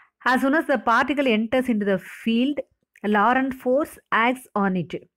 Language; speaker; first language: English; non-native, local second language; Tamil